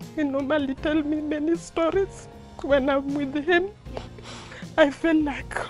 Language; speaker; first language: English; non-native, local second language; Luo (Kenya and Tanzania)